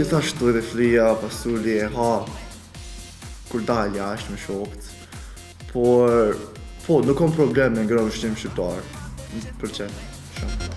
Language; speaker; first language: Albanian; early bilingual, other home language; Korean